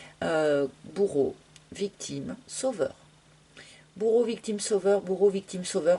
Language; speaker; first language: French; native; French